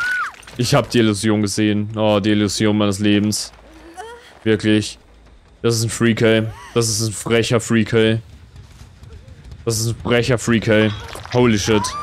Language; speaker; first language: German; native; German